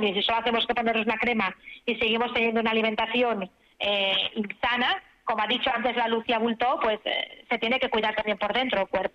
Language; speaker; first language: Spanish; native; Spanish